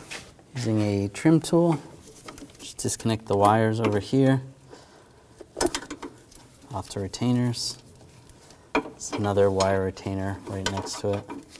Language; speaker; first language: English; native; English